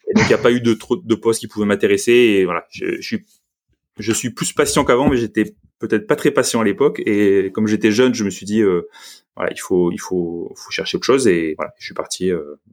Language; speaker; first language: French; native; French